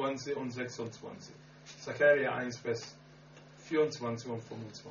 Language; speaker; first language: German; non-native, learner; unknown